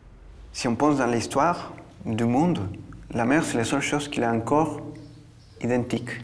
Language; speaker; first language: French; non-native, fluent; Spanish